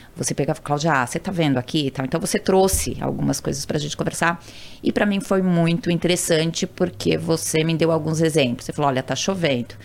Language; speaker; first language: Portuguese; native; Portuguese